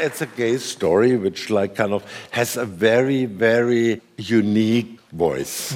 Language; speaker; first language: English; non-native, fluent; German